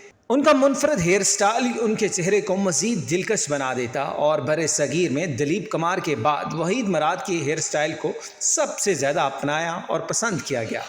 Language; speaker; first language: Urdu; native; Urdu